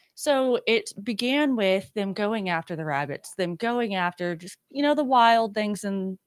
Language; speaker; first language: English; native; English